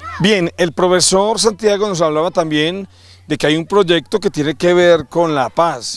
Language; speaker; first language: Spanish; native; Spanish